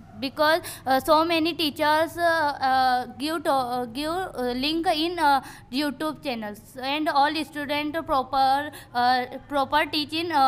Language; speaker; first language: English; non-native, learner; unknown